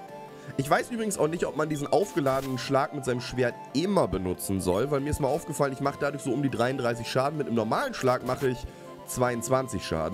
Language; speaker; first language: German; native; German